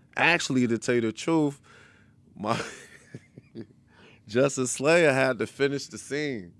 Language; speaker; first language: English; native; English